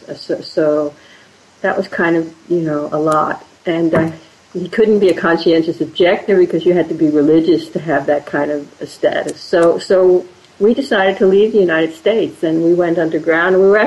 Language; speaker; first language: English; native; English